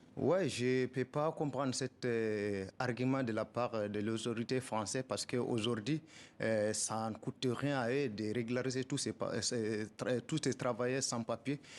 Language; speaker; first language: French; non-native, local second language; Soninke